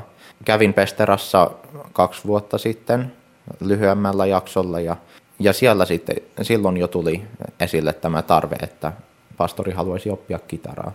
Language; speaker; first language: Finnish; early bilingual, heritage; Finnish